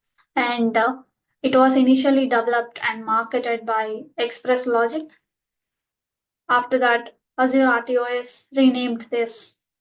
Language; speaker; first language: English; non-native, local second language; Telugu